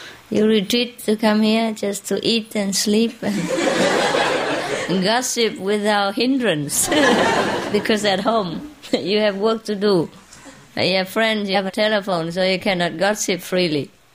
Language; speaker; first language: English; non-native, fluent; Vietnamese